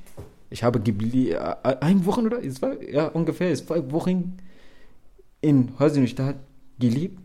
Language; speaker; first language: German; non-native, learner; Arabic